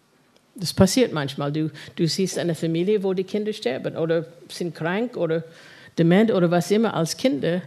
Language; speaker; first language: German; non-native, fluent; English